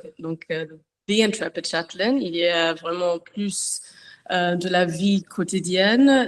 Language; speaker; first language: French; non-native, learner; English